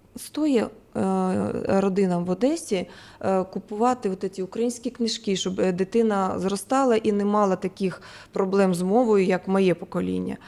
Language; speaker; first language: Ukrainian; non-native, local second language; Russian